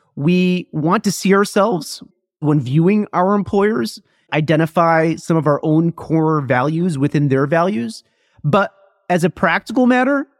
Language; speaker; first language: English; native; English